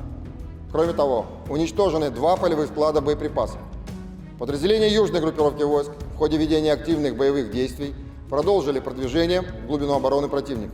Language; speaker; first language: Russian; native; Russian